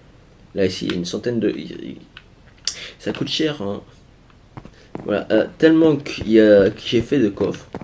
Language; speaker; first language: French; native; French